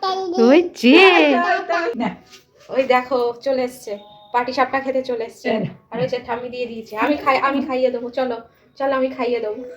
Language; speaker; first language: Bangla; native; Bangla